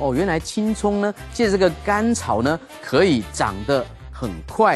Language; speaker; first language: Chinese; native; Chinese